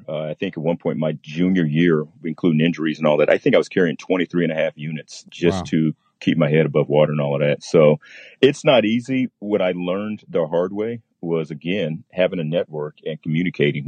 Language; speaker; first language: English; native; English